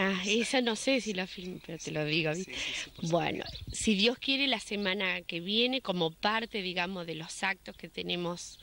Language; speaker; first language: Spanish; native; Spanish